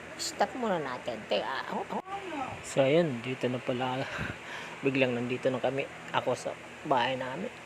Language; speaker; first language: Filipino; non-native, local second language; Bikol